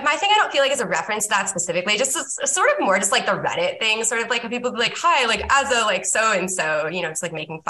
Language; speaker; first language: English; native; English